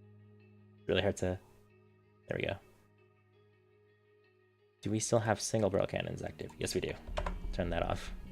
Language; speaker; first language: English; native; English